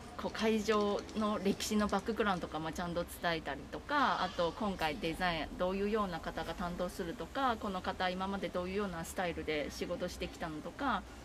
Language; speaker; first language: Japanese; non-native, fluent; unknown